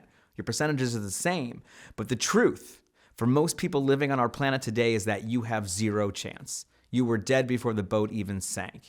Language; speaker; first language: English; native; English